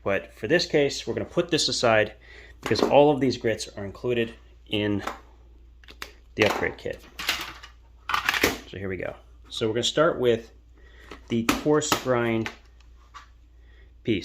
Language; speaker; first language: English; native; English